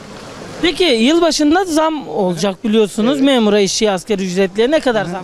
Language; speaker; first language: Turkish; native; Turkish